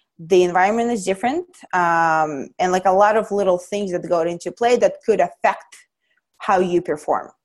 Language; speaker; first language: English; non-native, fluent; Russian